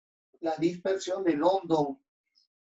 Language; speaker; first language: Spanish; native; Spanish